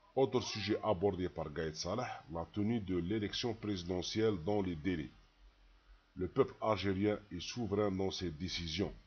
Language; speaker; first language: French; non-native, local second language; Arabic